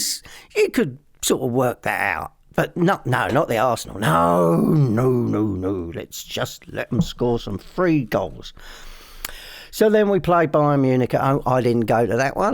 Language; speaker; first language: English; native; English